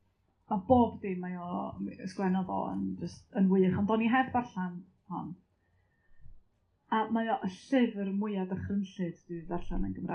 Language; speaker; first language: Welsh; native; Welsh